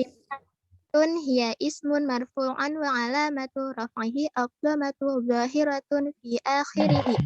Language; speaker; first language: Arabic; non-native, learner; Indonesian